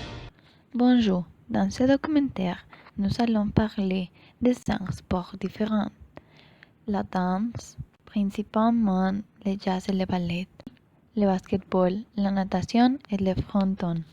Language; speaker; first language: French; non-native, learner; Spanish